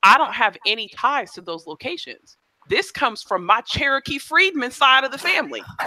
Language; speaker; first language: English; native; English